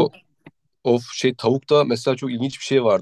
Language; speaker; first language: Turkish; native; Turkish